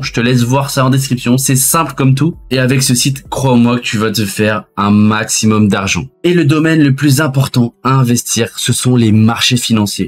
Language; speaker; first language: French; native; French